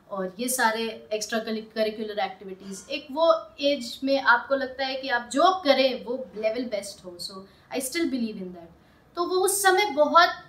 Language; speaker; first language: Hindi; native; Hindi